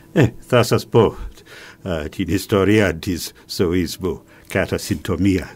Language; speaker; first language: Greek; non-native, fluent; English